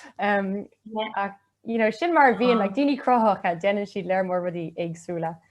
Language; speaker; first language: Irish; non-native, local second language; English